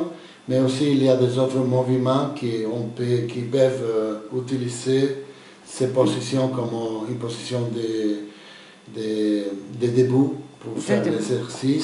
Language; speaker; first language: French; non-native, fluent; Spanish